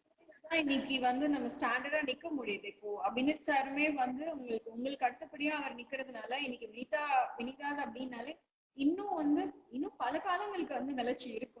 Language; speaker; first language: Tamil; native; Tamil